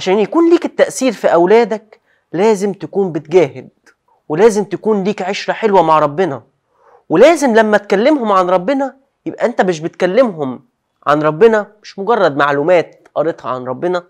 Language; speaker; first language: Arabic; native; Arabic